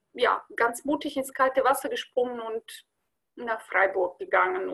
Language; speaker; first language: German; non-native, fluent; Bulgarian